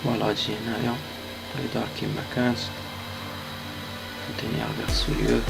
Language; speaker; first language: Arabic; native; Arabic